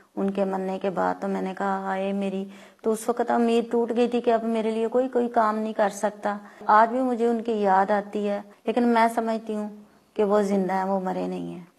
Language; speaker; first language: Urdu; non-native, local second language; Punjabi